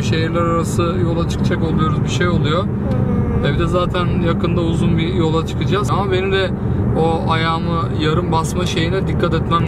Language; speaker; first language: Turkish; native; Turkish